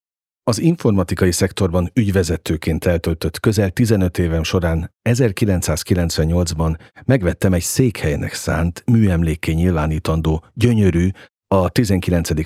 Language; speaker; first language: Hungarian; native; Hungarian